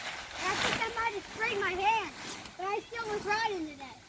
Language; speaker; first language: English; native; English